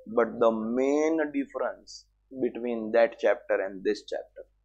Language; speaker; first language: Hindi; native; Hindi